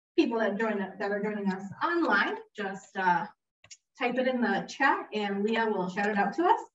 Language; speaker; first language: English; early bilingual, heritage; Spanish